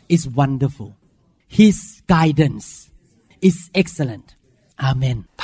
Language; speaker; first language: English; non-native, fluent; Thai